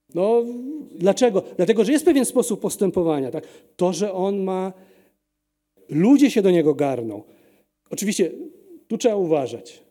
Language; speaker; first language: Polish; early bilingual, heritage; Polish